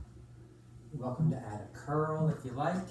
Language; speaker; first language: English; native; English